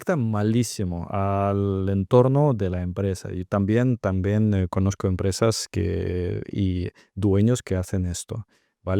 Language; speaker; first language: Spanish; non-native, fluent; Russian